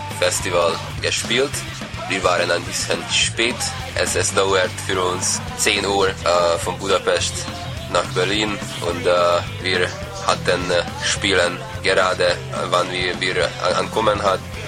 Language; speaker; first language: German; non-native, learner; Hungarian